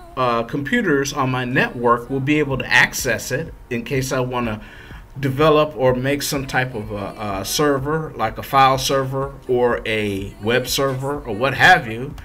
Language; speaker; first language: English; native; English